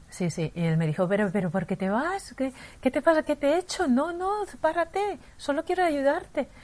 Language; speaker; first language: Spanish; non-native, fluent; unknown